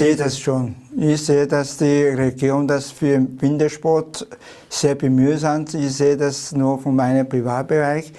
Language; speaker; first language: German; non-native, fluent; Chinese